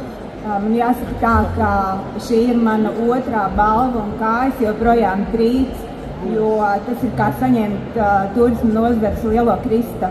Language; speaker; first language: Latvian; native; Latvian